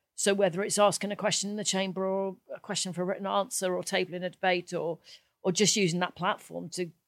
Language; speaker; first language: English; native; English